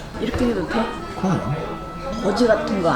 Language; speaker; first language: Korean; non-native, learner; Filipino